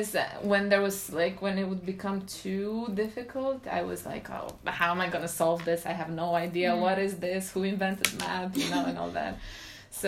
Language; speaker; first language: English; non-native, fluent; Romanian